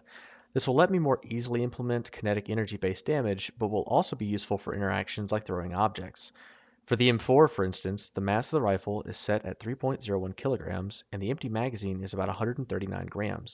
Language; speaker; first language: English; native; English